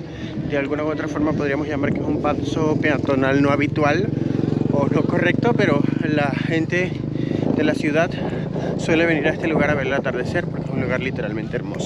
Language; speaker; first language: Spanish; native; Spanish